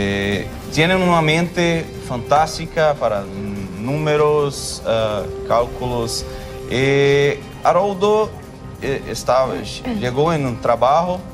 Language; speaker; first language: Spanish; non-native, local second language; Portuguese